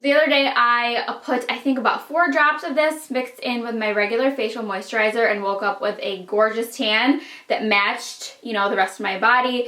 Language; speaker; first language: English; native; English